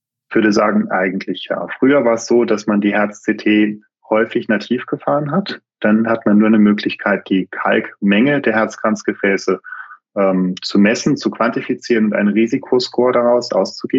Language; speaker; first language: German; native; German